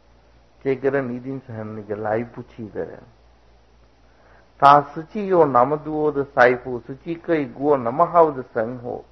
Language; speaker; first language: Chinese; non-native, fluent; Sinhala